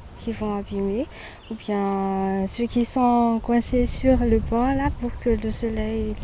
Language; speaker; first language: French; non-native, local second language; Malagasy